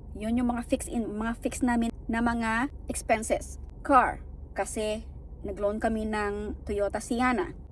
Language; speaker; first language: Filipino; non-native, local second language; Hiligaynon